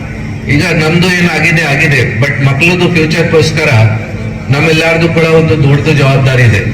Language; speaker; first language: Kannada; non-native, local second language; Hindi